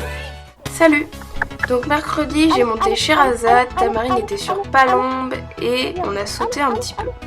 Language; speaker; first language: French; native; French